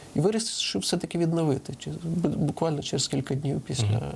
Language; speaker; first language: Ukrainian; native; Ukrainian